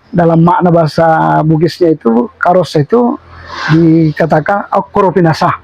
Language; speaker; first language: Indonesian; non-native, local second language; Buginese